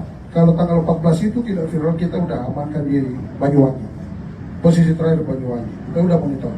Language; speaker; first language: Indonesian; native; Indonesian